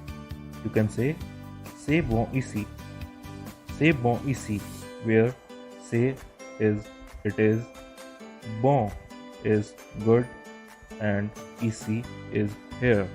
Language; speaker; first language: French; non-native, learner; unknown